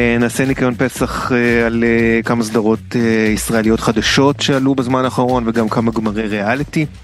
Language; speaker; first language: Hebrew; native; Hebrew